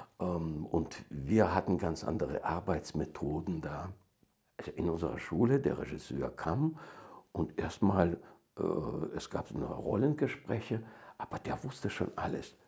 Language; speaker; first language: German; non-native, fluent; Georgian